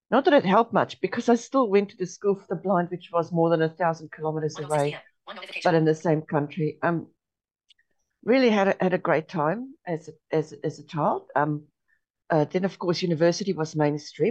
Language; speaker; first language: English; non-native, local second language; Afrikaans